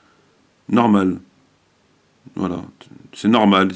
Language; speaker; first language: French; native; French